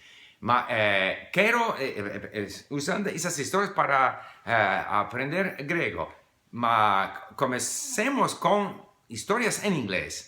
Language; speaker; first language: Portuguese; non-native, fluent; English